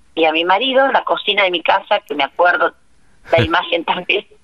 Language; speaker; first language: Spanish; native; Spanish